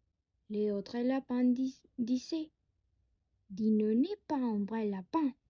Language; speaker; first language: French; non-native, learner; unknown